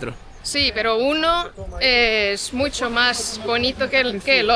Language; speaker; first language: Spanish; non-native, fluent; Estonian